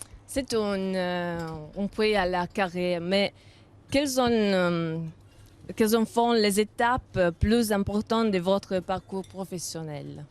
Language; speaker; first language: French; non-native, learner; Italian